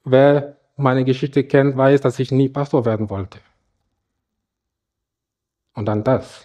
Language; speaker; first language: German; non-native, fluent; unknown